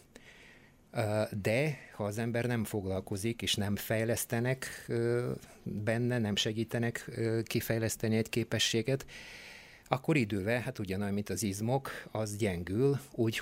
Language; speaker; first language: Hungarian; non-native, fluent; Bulgarian